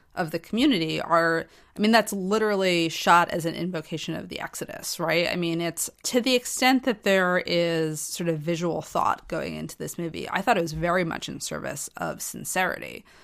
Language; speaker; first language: English; native; English